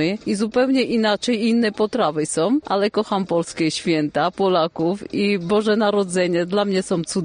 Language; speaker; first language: Polish; non-native, fluent; Armenian